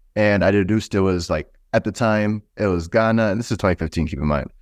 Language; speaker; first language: English; native; English